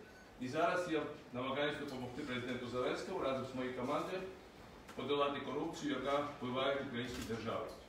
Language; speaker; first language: Ukrainian; non-native, fluent; Georgian